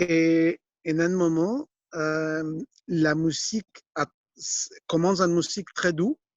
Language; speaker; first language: French; non-native, fluent; Spanish